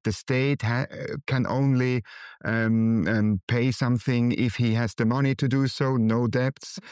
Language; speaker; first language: English; non-native, fluent; German